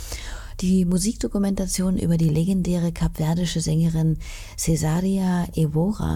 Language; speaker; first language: German; native; German